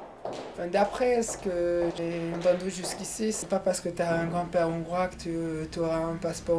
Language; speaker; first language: French; non-native, fluent; Hungarian